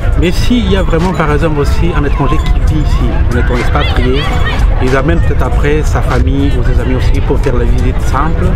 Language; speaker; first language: French; non-native, fluent; Balinese